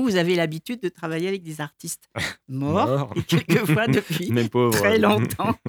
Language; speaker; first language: French; native; French